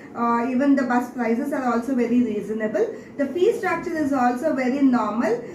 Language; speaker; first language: English; non-native, local second language; Telugu